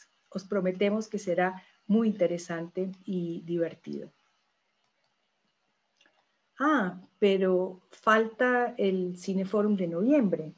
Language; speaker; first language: Spanish; native; Spanish